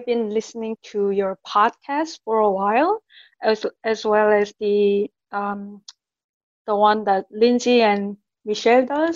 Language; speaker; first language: English; non-native, fluent; Korean